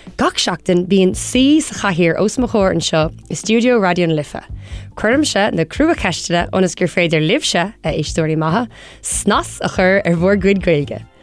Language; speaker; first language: Irish; non-native, local second language; English